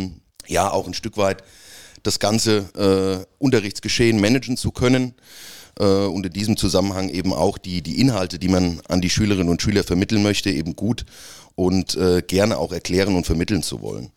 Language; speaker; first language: German; native; German